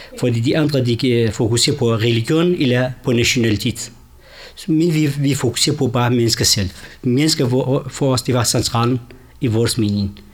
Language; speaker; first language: Danish; non-native, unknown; Kurdish